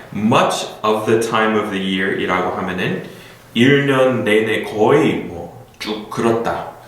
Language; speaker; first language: Korean; non-native, fluent; English